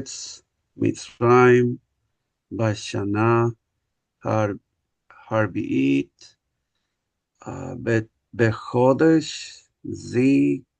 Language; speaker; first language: Hebrew; non-native, learner; English